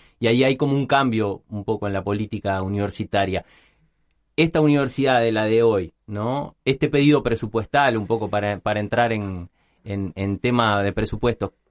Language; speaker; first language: Spanish; native; Spanish